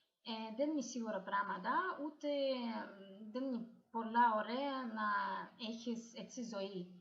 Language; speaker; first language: Greek; non-native, fluent; Russian